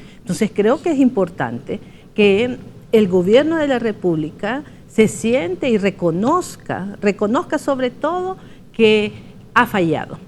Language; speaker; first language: Spanish; native; Spanish